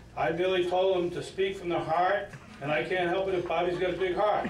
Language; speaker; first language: English; native; English